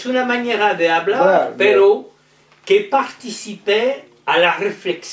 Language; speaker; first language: Spanish; non-native, learner; French